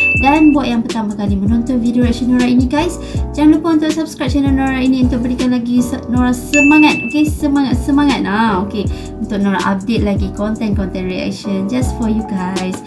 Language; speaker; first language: Malay; native; Malay